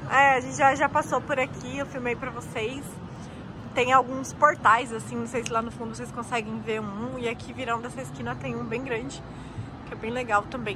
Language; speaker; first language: Portuguese; native; Portuguese